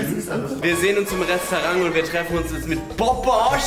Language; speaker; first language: German; native; German